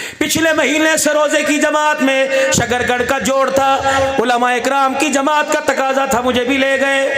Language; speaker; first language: Urdu; non-native, local second language; Punjabi